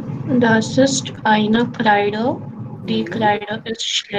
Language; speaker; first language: German; non-native, learner; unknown